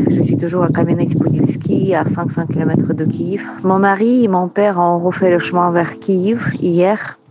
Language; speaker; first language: French; non-native, fluent; Ukrainian